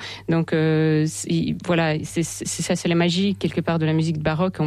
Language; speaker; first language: French; non-native, fluent; Russian